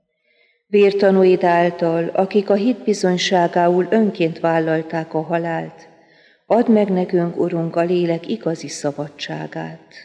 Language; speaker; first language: Hungarian; native; Hungarian